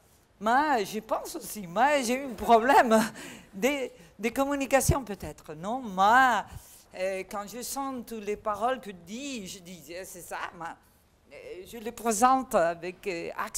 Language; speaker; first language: French; non-native, learner; Catalan